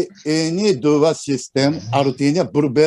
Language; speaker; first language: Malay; non-native, learner; Japanese